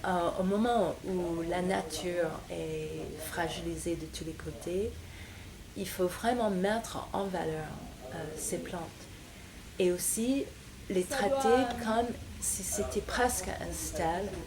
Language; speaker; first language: French; non-native, fluent; English